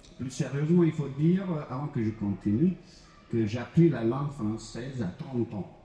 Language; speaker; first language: French; non-native, fluent; Croatian